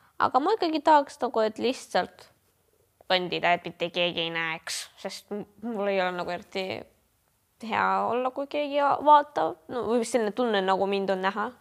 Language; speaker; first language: Estonian; non-native, local second language; Russian